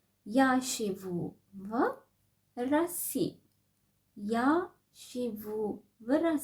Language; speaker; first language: Russian; non-native, fluent; Sinhala